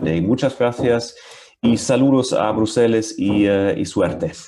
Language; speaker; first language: Spanish; non-native, fluent; German